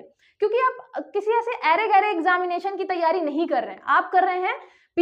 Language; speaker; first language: Hindi; native; Hindi